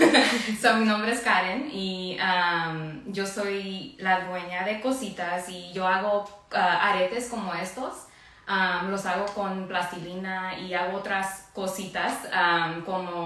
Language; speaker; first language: Spanish; early bilingual, heritage; Spanish